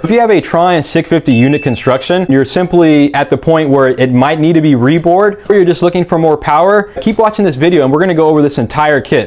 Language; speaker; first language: English; native; English